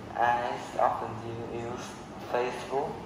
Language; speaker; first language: English; non-native, learner; Vietnamese